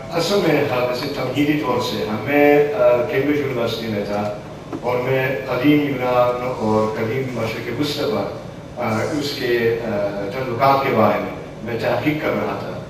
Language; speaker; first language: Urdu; non-native, fluent; English